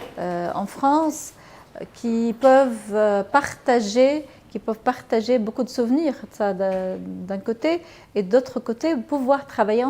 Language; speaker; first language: French; non-native, fluent; Arabic